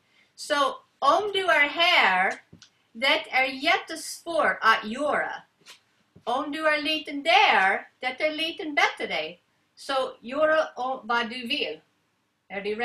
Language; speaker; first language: Swedish; non-native, learner; English